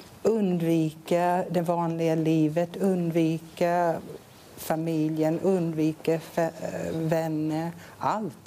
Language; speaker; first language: Swedish; non-native, fluent; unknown